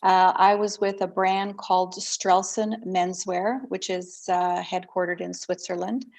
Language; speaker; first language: English; native; English